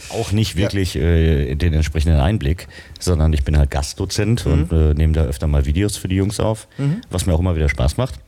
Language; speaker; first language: German; native; German